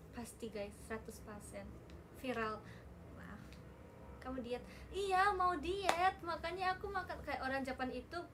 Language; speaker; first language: Indonesian; non-native, fluent; Japanese